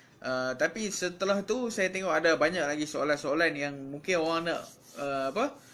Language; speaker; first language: Malay; native; Malay